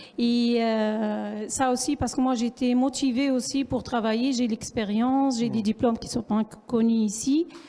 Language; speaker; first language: French; non-native, local second language; Arabic